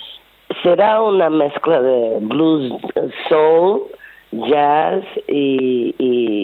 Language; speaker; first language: Spanish; non-native, fluent; English